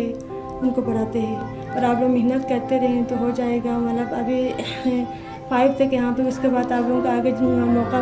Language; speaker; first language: Hindi; non-native, local second language; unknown